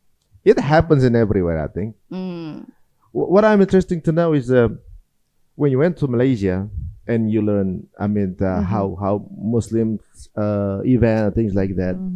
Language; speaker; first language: English; non-native, fluent; Indonesian